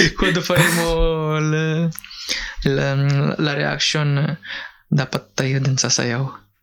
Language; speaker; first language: Italian; early bilingual, other home language; Filipino